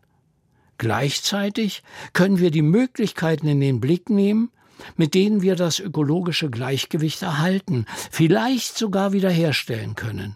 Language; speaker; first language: German; native; German